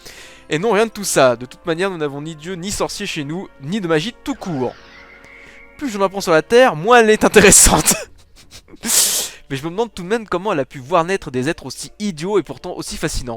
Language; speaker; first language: French; native; French